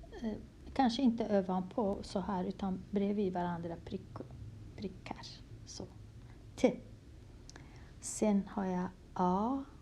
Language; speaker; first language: Swedish; non-native, fluent; Kurdish